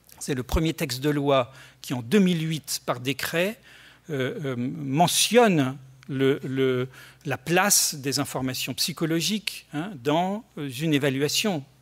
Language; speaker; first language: French; native; French